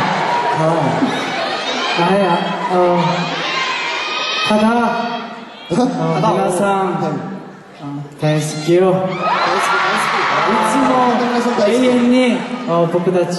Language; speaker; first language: Japanese; non-native, learner; Korean